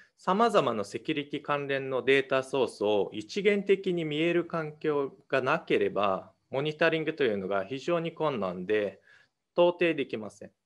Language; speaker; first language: Japanese; non-native, fluent; Mongolian